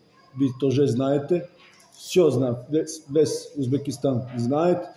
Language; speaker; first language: Russian; non-native, fluent; Serbian